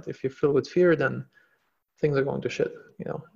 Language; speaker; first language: English; non-native, fluent; German